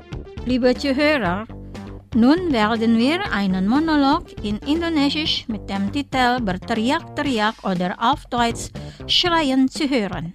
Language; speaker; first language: German; non-native, fluent; Indonesian